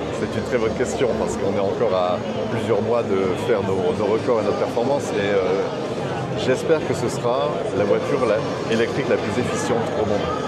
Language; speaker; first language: French; native; French